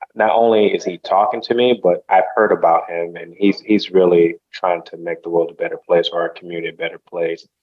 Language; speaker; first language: English; early bilingual, other home language; Haitian Creole